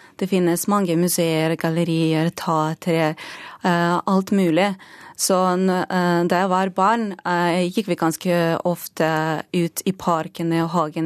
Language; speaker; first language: Norwegian; non-native, fluent; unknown